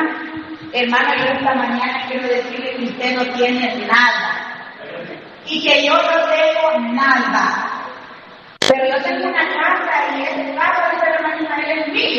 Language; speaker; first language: Spanish; native; Spanish